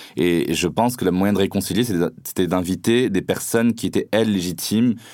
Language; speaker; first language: French; non-native, local second language; Arabic